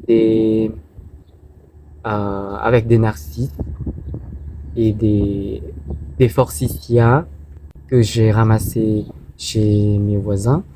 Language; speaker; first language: French; non-native, fluent; Thai